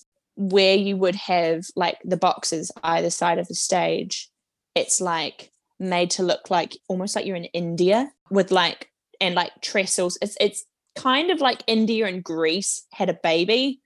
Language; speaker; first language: English; native; English